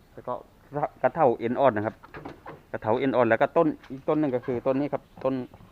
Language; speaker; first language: Thai; non-native, local second language; Northeastern Thai